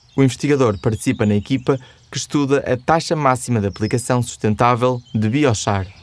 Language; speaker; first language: Portuguese; native; Portuguese